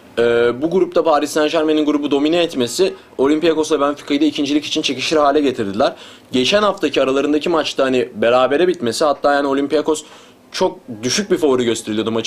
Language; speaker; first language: Turkish; native; Turkish